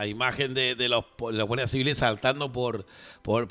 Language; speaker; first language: Spanish; native; Spanish